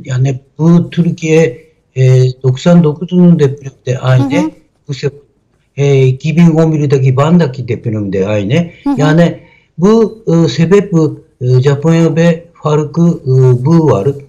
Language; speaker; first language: Turkish; non-native, learner; Japanese